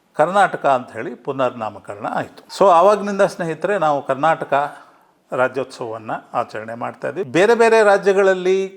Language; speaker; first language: Kannada; non-native, local second language; Urdu